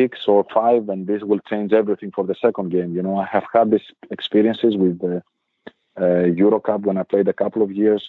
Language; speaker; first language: English; non-native, fluent; Greek